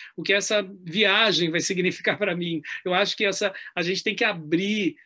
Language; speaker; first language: Portuguese; native; Portuguese